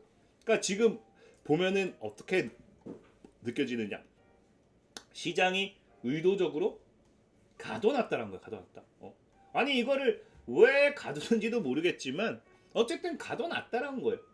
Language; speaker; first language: Korean; native; Korean